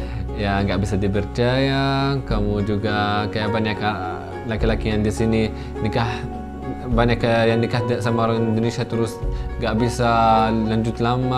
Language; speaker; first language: Indonesian; non-native, fluent; Arabic